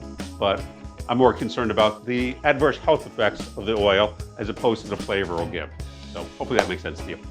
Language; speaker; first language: English; native; English